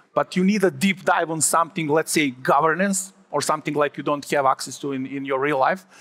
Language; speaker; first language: English; non-native, fluent; Serbian